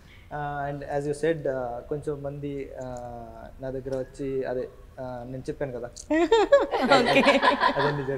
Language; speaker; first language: Telugu; non-native, learner; Kannada